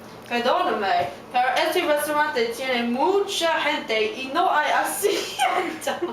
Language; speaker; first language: Spanish; non-native, learner; English